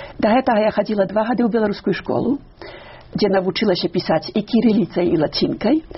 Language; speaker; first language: Belarusian; early bilingual, heritage; Belarusian